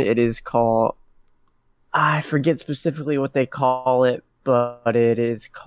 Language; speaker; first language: English; native; English